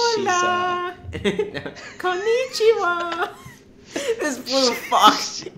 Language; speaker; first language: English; native; English